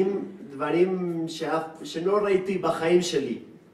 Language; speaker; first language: Hebrew; non-native, fluent; Spanish